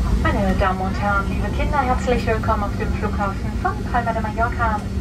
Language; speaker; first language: German; native; German